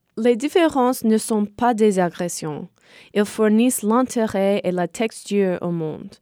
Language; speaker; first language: French; non-native, fluent; English